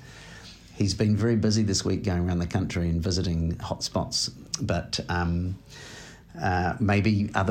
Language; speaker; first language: English; native; English